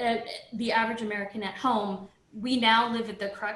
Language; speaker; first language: English; native; English